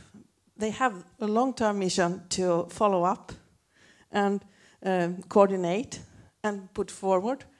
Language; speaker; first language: English; non-native, fluent; Swedish